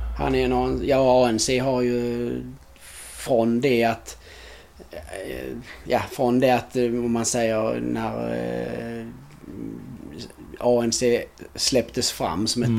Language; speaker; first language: Swedish; native; Swedish